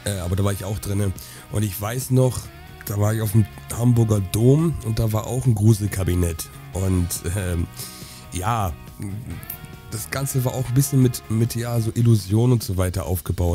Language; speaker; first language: German; native; German